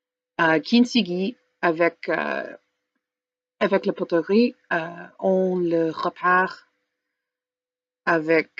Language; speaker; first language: French; non-native, learner; English